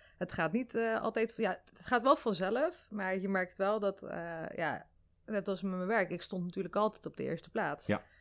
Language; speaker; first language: Dutch; early bilingual, other home language; Armenian